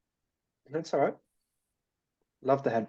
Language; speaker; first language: English; native; English